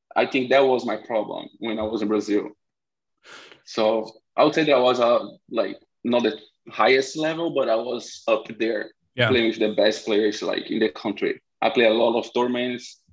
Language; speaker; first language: English; non-native, fluent; Portuguese